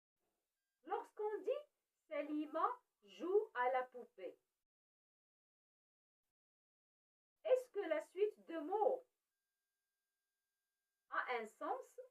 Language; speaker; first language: French; non-native, local second language; Arabic